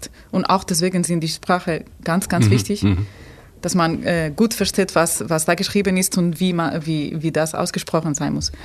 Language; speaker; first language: German; non-native, fluent; Spanish